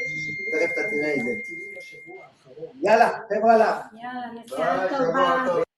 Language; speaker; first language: Hebrew; native; Hebrew